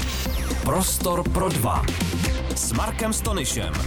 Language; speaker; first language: Czech; native; Czech